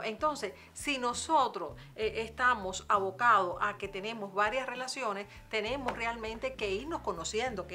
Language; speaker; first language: Spanish; native; Spanish